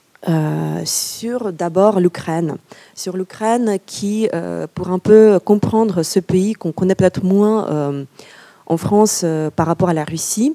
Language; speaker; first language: French; non-native, fluent; Ukrainian